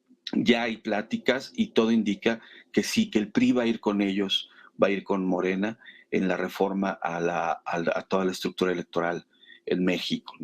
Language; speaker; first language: Spanish; native; Spanish